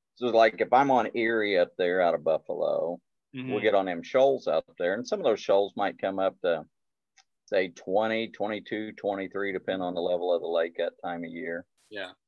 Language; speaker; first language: English; native; English